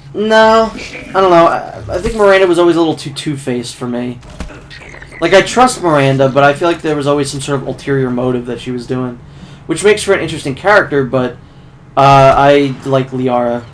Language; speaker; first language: English; native; English